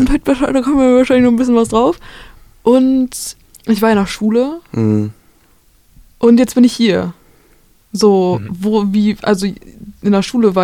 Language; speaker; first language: German; native; German